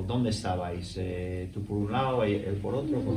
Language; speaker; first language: Spanish; non-native, fluent; English